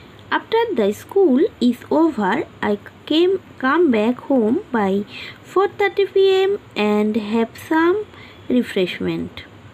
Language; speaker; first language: English; non-native, local second language; Bangla